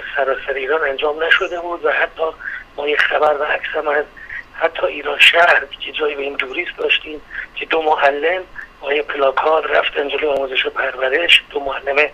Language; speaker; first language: Persian; native; Persian